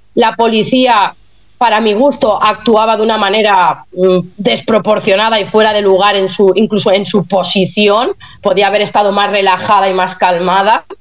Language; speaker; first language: Spanish; native; Spanish